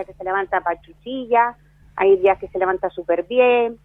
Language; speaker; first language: Spanish; native; Spanish